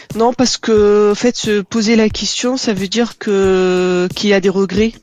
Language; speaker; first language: French; non-native, local second language; Arabic